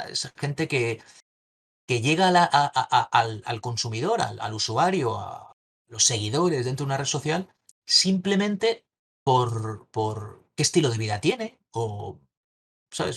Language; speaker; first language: Spanish; native; Spanish